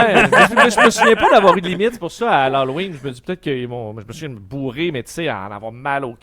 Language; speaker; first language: French; native; French